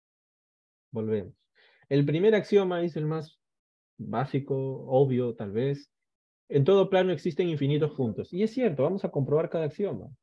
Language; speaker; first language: Spanish; native; Spanish